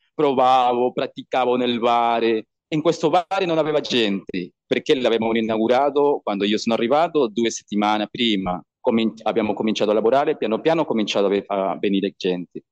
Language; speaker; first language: Italian; non-native, learner; Spanish